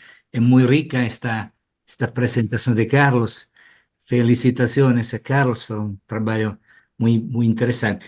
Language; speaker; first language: Spanish; non-native, learner; Portuguese